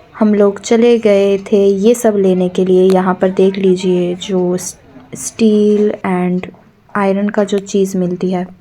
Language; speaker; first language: Hindi; non-native, local second language; Bangla